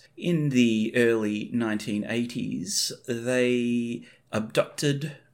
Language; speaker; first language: English; native; English